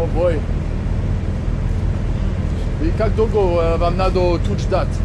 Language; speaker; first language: Russian; non-native, learner; French